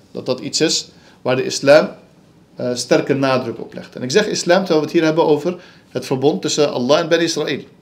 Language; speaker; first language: Dutch; early bilingual, other home language; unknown